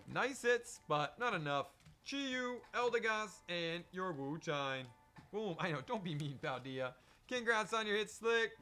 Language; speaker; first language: English; native; English